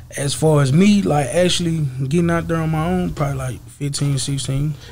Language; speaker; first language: English; native; English